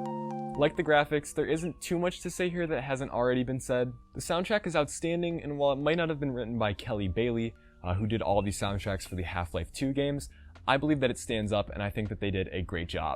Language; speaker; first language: English; native; English